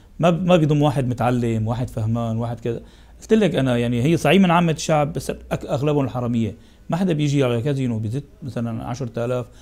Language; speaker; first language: Arabic; native; Arabic